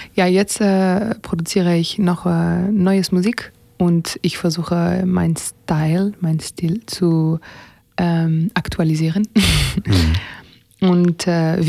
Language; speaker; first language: German; non-native, learner; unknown